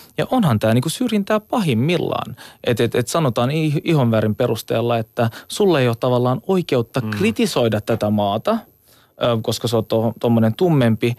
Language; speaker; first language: Finnish; early bilingual, other home language; Turkish